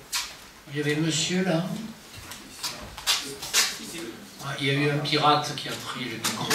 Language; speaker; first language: French; native; French